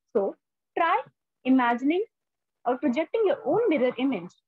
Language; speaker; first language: English; non-native, local second language; Hindi